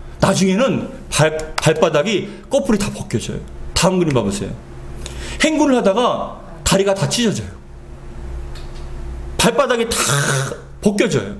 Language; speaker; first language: Korean; native; Korean